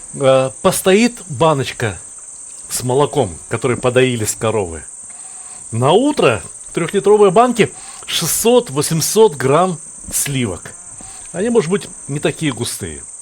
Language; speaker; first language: Russian; native; Russian